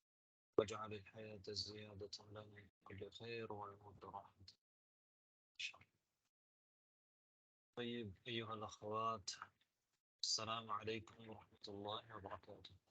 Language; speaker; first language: Arabic; non-native, fluent; Tamil